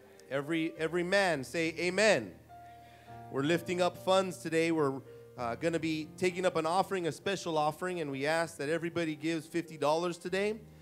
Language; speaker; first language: English; early bilingual, other home language; Spanish